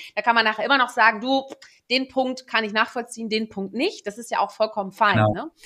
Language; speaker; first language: German; early bilingual, other home language; Dutch